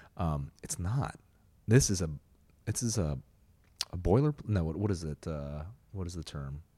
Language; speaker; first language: English; early bilingual, other home language; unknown